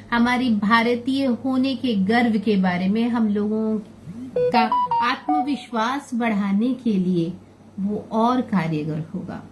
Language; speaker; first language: Hindi; non-native, local second language; Bangla